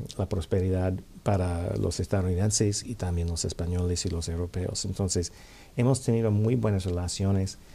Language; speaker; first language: Spanish; non-native, fluent; English